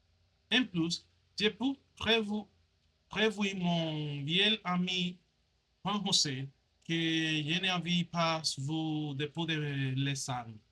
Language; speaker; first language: French; non-native, learner; Spanish